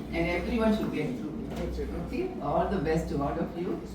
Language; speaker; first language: English; non-native, local second language; Tamil